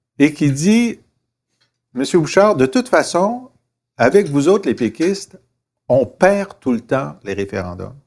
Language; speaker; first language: French; native; French